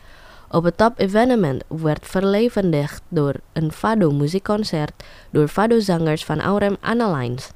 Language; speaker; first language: Dutch; non-native, fluent; Indonesian